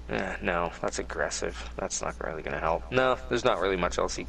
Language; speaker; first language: English; native; English